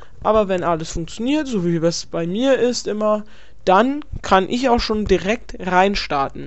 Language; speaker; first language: German; native; German